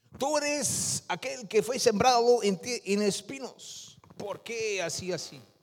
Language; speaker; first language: Spanish; non-native, fluent; Dutch